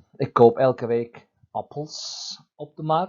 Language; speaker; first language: Dutch; non-native, fluent; Turkish